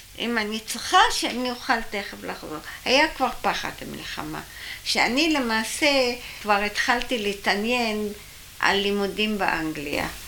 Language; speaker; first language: Hebrew; early bilingual, other home language; German